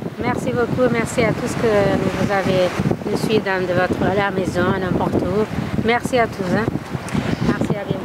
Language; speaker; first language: French; non-native, learner; Kabuverdianu